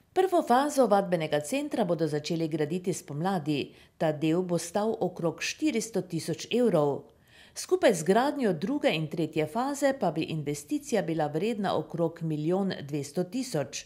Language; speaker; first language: Slovenian; native; Slovenian